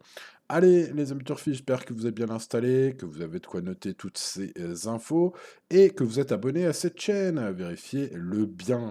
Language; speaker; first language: French; native; French